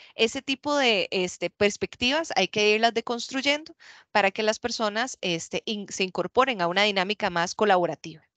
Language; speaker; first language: Spanish; native; Spanish